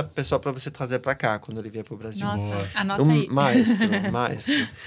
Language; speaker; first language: Portuguese; non-native, fluent; French